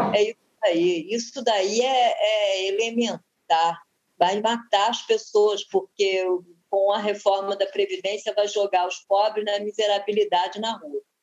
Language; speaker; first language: Portuguese; native; Portuguese